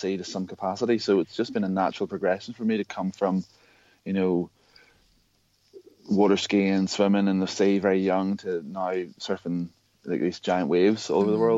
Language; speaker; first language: English; native; English